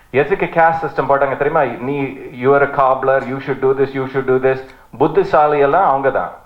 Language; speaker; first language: Tamil; early bilingual, heritage; Tamil